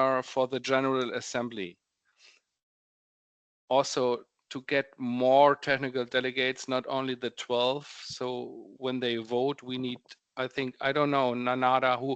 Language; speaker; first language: English; non-native, fluent; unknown